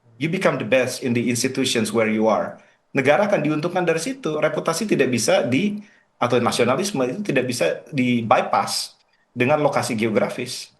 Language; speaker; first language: Indonesian; native; Indonesian